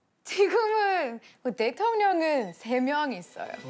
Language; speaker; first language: Korean; non-native, learner; Bosnian